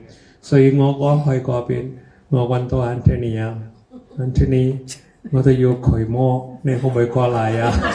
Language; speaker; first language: Cantonese; early bilingual, heritage; Cantonese